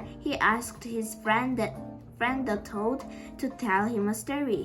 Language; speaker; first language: English; non-native, learner; Korean